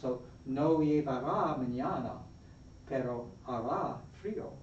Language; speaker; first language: Spanish; non-native, fluent; English